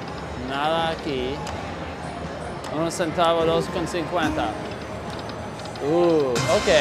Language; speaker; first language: Spanish; non-native, learner; English